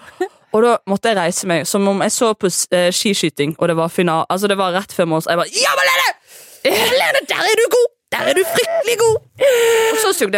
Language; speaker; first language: Norwegian; native; Norwegian